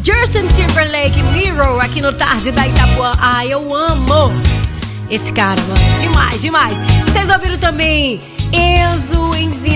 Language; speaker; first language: Portuguese; native; Portuguese